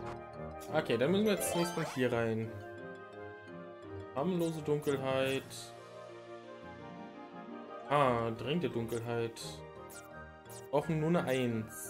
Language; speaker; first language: German; native; German